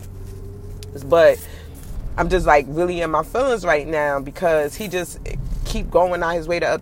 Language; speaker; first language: English; native; English